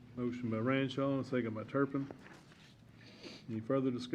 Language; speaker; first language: English; native; English